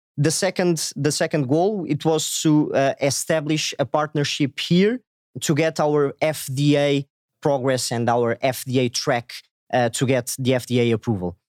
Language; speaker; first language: English; non-native, fluent; Portuguese